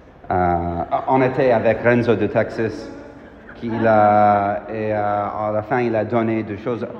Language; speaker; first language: French; non-native, learner; English